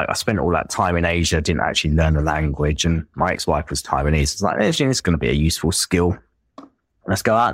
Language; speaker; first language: English; native; English